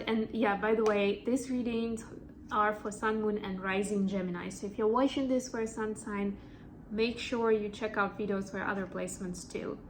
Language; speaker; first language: English; non-native, fluent; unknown